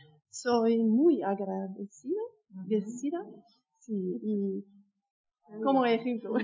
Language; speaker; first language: Spanish; non-native, learner; German